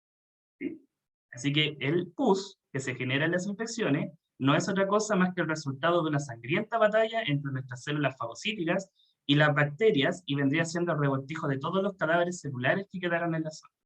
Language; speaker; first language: Spanish; native; Spanish